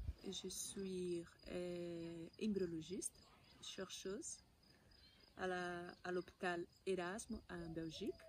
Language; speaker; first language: French; non-native, fluent; Portuguese